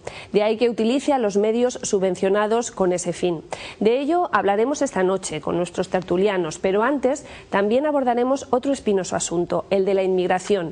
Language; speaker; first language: Spanish; native; Spanish